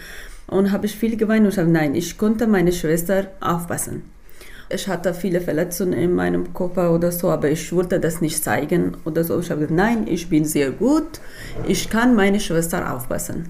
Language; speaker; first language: German; non-native, learner; Persian